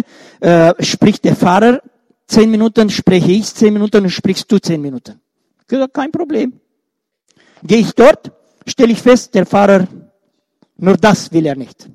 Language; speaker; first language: German; non-native, fluent; Romanian